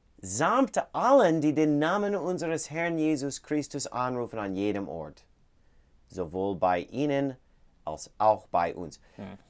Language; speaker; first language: German; non-native, learner; English